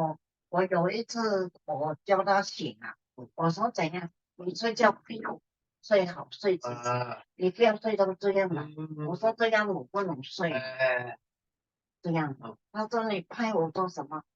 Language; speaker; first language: Chinese; early bilingual, heritage; Chinese